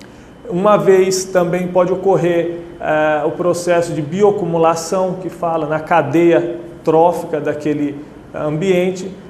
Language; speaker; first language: Portuguese; native; Portuguese